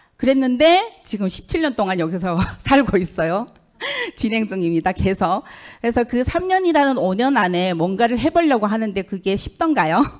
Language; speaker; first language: Korean; native; Korean